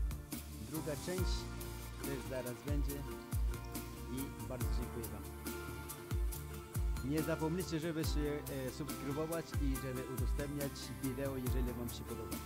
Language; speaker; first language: Polish; non-native, fluent; Spanish